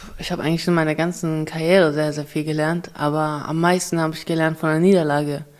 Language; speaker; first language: German; early bilingual, other home language; Russian